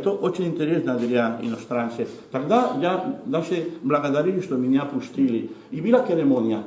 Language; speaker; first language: Russian; non-native, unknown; Spanish